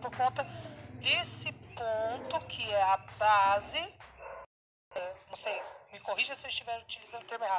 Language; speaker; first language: Portuguese; native; Portuguese